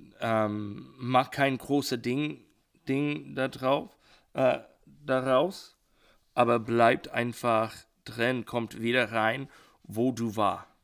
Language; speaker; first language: German; non-native, learner; English